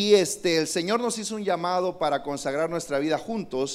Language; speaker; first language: Spanish; native; Spanish